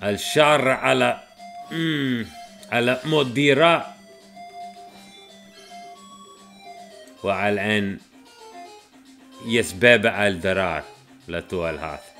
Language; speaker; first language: Arabic; non-native, learner; English